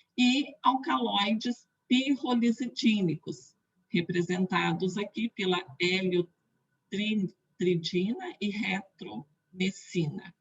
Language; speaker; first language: Portuguese; native; Portuguese